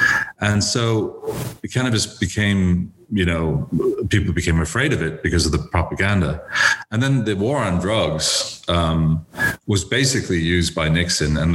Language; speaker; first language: English; native; English